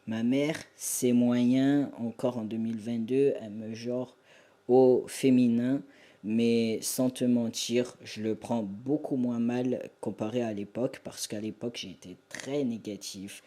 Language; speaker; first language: French; native; French